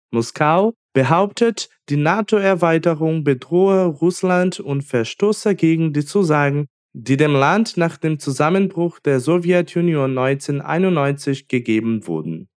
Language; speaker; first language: German; non-native, fluent; Portuguese